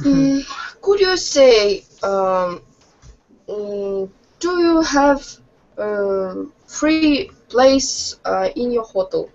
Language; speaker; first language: English; non-native, learner; Russian